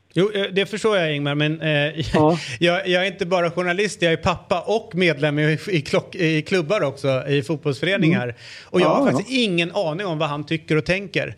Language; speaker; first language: Swedish; native; Swedish